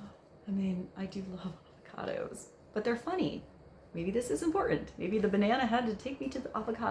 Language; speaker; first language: English; native; English